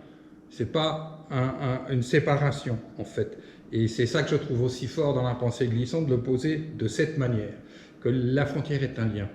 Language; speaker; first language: French; native; French